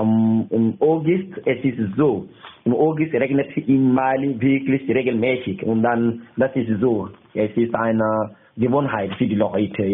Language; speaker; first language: German; non-native, learner; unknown